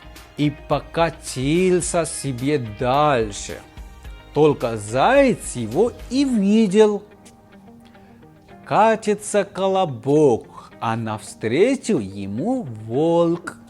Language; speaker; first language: Russian; non-native, fluent; Hindi